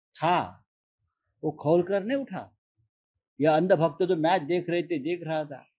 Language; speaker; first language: Hindi; non-native, local second language; Marathi